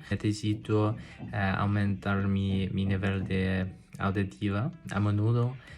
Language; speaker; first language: Spanish; non-native, learner; English